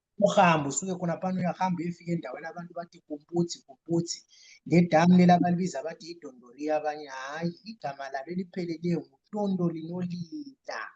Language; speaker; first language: Zulu; native; Zulu